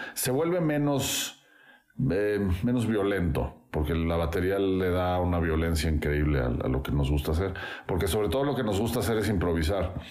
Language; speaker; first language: Spanish; native; Spanish